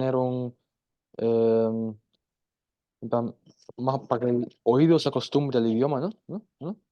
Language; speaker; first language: Spanish; non-native, fluent; German